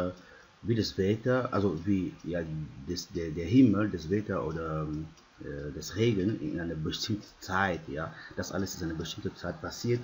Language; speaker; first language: German; non-native, fluent; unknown